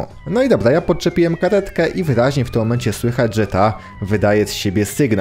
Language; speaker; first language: Polish; native; Polish